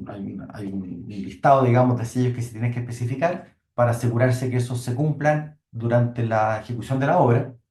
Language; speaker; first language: Spanish; native; Spanish